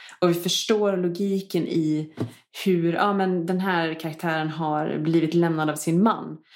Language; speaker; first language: Swedish; native; Swedish